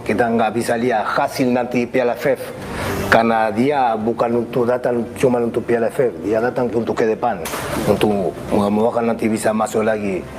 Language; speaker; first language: Indonesian; non-native, fluent; Spanish